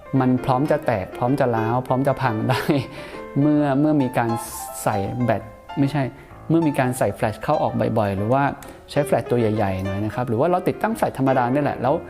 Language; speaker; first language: Thai; native; Thai